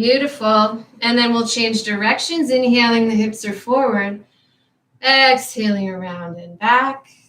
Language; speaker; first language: English; native; English